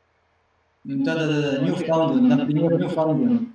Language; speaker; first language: Russian; non-native, learner; Serbian